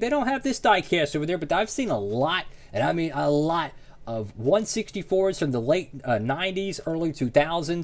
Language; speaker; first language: English; native; English